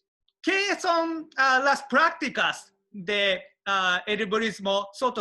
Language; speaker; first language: Spanish; non-native, fluent; Japanese